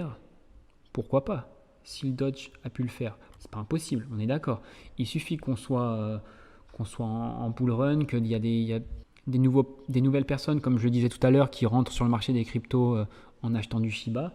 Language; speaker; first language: French; native; French